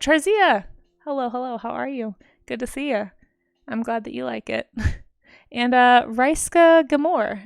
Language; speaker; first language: English; native; English